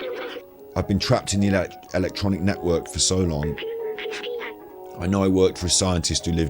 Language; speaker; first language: English; native; English